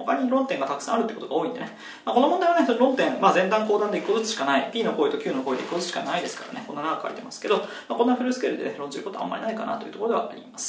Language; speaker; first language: Japanese; native; Japanese